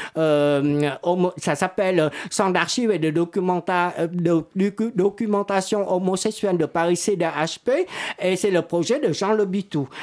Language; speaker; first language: French; non-native, fluent; Vietnamese